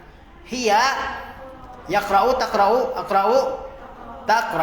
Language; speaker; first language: Arabic; non-native, fluent; Indonesian